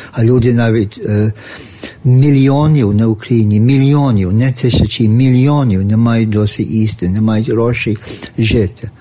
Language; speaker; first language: Ukrainian; early bilingual, heritage; Ukrainian